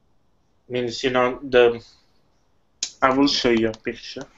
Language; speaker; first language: English; non-native, fluent; Italian